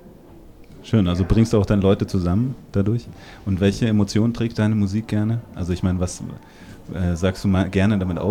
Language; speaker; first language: German; native; German